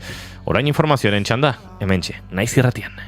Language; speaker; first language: Basque; native; Basque